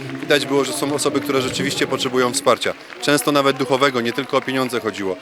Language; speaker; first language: Polish; native; Polish